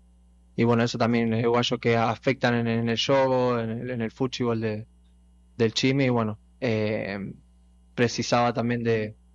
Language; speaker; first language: Portuguese; non-native, fluent; Spanish